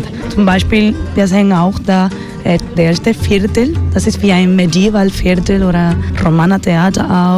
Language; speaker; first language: German; non-native, learner; Spanish